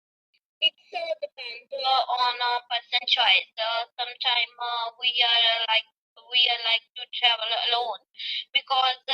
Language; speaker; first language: English; non-native, learner; Punjabi